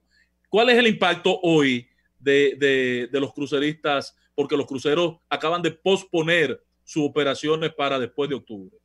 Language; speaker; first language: Spanish; native; Spanish